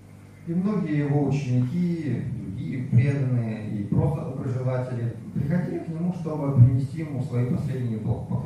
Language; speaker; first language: Russian; native; Russian